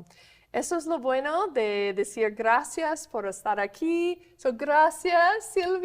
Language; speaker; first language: Spanish; non-native, fluent; English